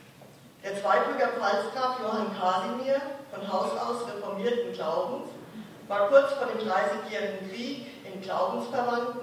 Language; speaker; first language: German; native; German